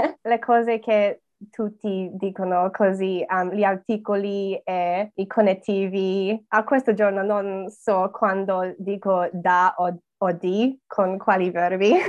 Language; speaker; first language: Italian; non-native, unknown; English